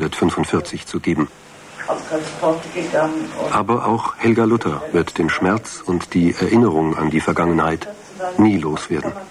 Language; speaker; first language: German; native; German